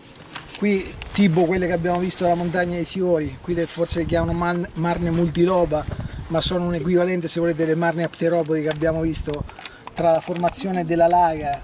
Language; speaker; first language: Italian; native; Italian